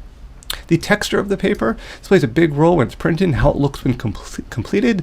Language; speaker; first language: English; native; English